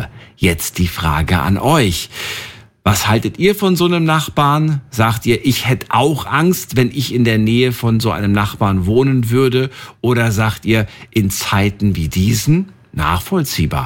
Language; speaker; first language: German; native; German